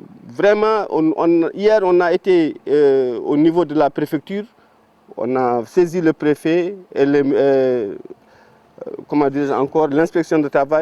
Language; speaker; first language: French; non-native, local second language; Fula